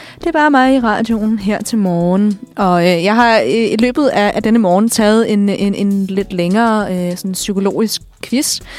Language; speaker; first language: Danish; native; Danish